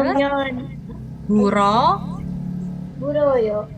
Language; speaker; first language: Korean; non-native, learner; Indonesian